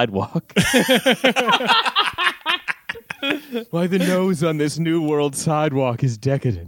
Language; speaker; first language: English; native; English